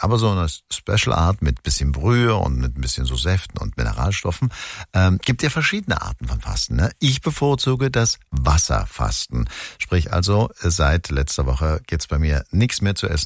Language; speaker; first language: German; native; German